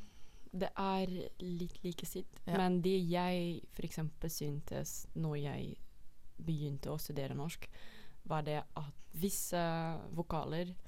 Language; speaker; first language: Norwegian; non-native, fluent; Dutch